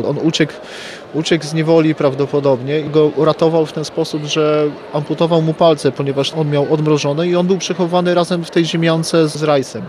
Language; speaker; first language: Polish; native; Polish